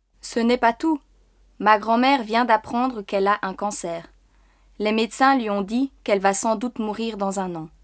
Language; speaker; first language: French; native; French